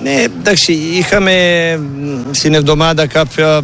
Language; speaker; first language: Greek; non-native, learner; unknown